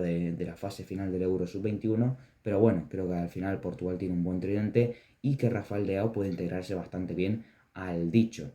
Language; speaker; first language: Spanish; native; Spanish